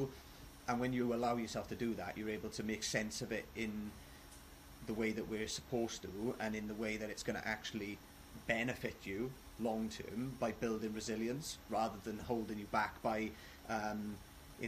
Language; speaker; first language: English; native; English